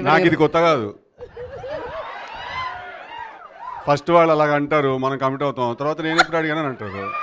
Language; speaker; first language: Telugu; native; Telugu